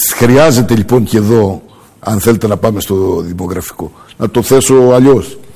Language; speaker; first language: Greek; early bilingual, heritage; Greek